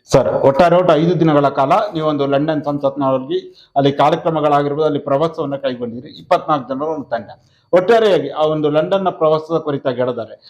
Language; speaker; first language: Kannada; native; Kannada